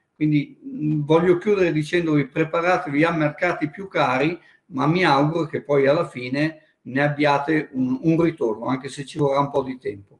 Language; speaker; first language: Italian; native; Italian